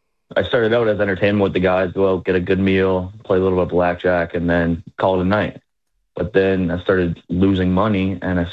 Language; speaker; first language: English; native; English